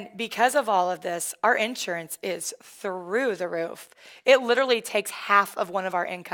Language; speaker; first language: English; native; English